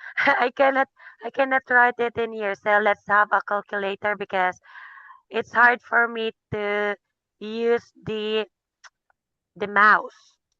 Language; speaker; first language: English; non-native, fluent; Filipino